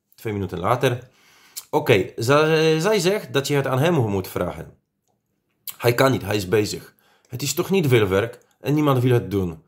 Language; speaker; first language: Dutch; non-native, fluent; Polish